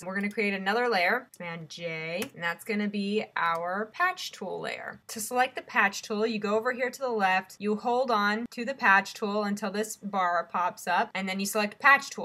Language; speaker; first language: English; native; English